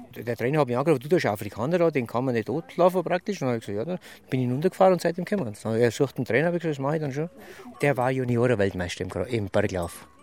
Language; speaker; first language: German; native; German